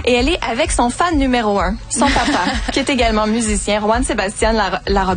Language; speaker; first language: French; native; French